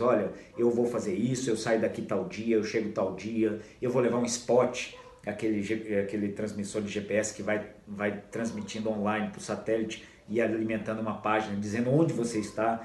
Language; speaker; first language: Portuguese; native; Portuguese